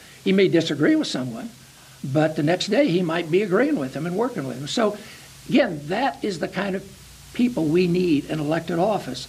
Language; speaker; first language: English; native; English